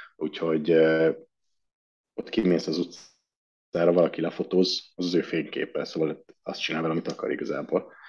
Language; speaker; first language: Hungarian; early bilingual, heritage; Hungarian